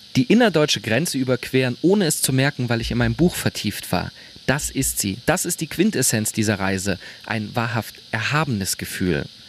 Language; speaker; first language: German; native; German